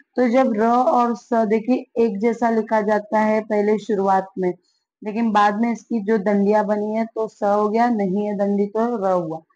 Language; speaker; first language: Hindi; native; Hindi